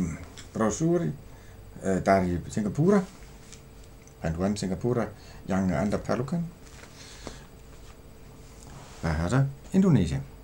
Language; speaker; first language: Indonesian; non-native, learner; Danish